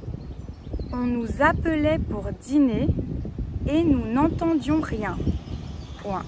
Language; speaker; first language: French; native; French